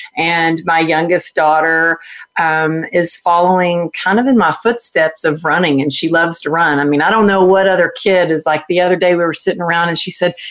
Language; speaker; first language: English; native; English